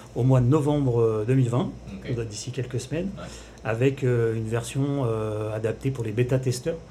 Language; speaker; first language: French; native; French